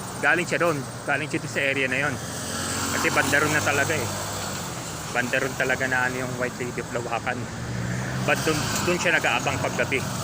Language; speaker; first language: Filipino; non-native, local second language; Iloko